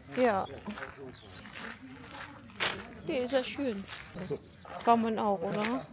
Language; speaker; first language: German; non-native, learner; Filipino